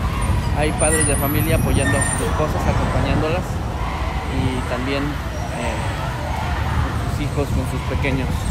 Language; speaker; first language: Spanish; native; Spanish